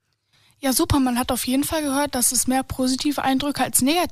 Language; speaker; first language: German; native; German